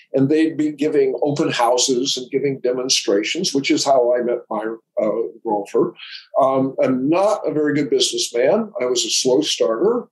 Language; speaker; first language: English; native; English